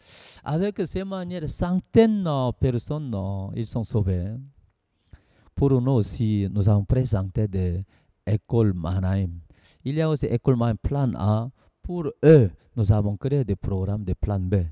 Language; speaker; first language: French; non-native, learner; Korean